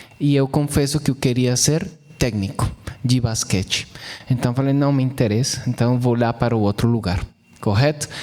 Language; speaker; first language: Portuguese; non-native, fluent; Spanish